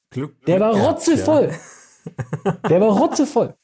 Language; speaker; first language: German; native; German